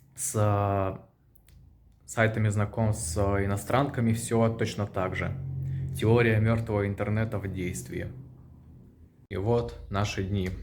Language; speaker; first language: Russian; native; Russian